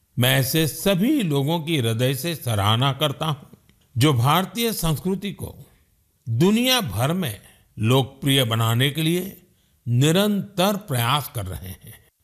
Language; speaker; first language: Hindi; non-native, local second language; Gujarati